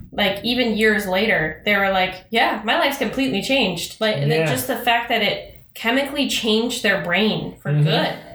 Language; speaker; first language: English; native; English